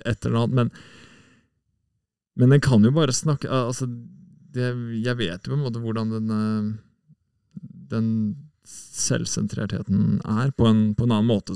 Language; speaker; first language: Norwegian; native; Norwegian